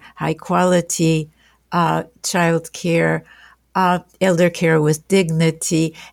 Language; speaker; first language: English; non-native, fluent; German